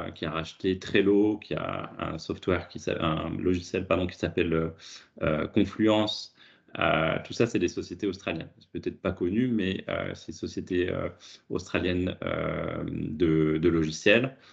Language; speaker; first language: French; native; French